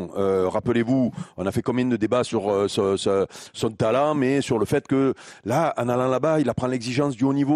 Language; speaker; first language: French; native; French